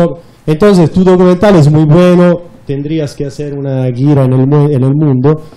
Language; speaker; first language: Spanish; non-native, fluent; Italian